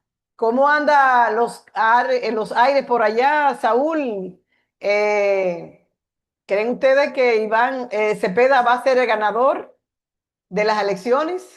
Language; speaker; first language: Spanish; native; Spanish